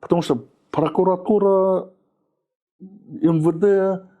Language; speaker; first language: Russian; non-native, local second language; Kazakh